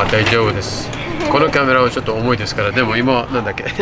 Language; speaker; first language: Japanese; non-native, learner; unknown